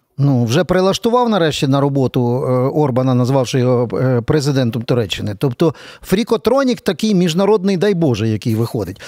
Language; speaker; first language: Ukrainian; native; Ukrainian